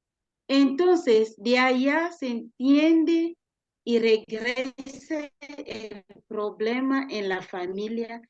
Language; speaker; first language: Spanish; non-native, learner; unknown